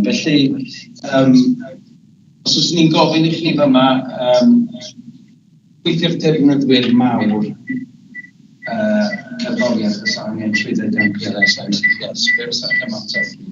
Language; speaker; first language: Welsh; native; Welsh